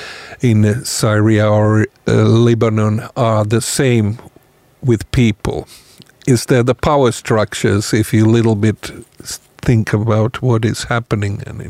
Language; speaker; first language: English; non-native, fluent; Finnish